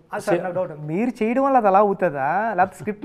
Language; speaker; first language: Telugu; native; Telugu